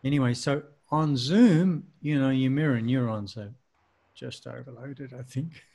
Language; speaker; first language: English; native; English